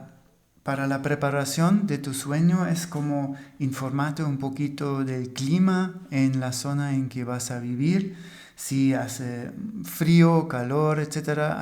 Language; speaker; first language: Spanish; non-native, fluent; German